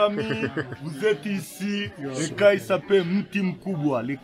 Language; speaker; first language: French; non-native, learner; Swahili